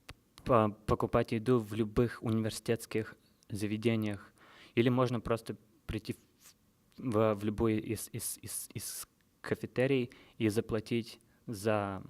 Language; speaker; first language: Russian; early bilingual, heritage; Russian